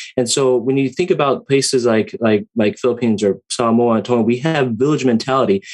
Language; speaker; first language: English; native; English